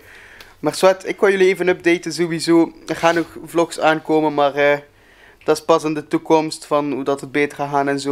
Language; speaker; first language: Dutch; native; Dutch